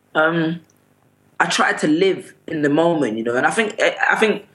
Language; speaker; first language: English; native; English